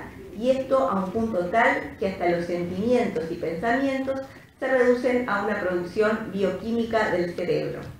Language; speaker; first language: Spanish; native; Spanish